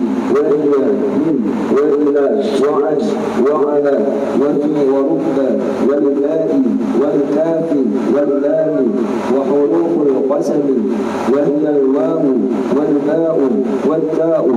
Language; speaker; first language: Arabic; non-native, learner; Indonesian